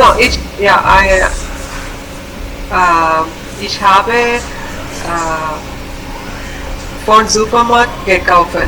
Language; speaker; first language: German; non-native, learner; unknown